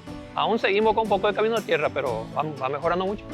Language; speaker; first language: Spanish; early bilingual, other home language; German